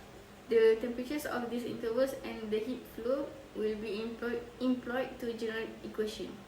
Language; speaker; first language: English; non-native, local second language; Malay